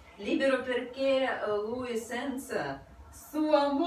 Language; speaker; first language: Italian; non-native, learner; Russian